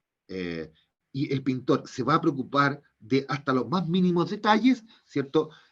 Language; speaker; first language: Spanish; native; Spanish